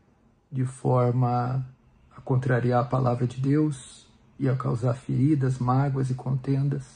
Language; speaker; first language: Portuguese; native; Portuguese